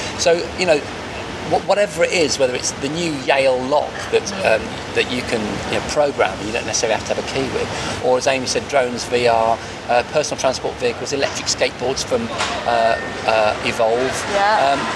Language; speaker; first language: English; native; English